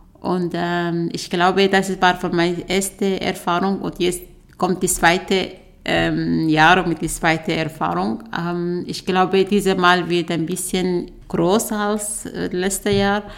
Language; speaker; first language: German; non-native, learner; Arabic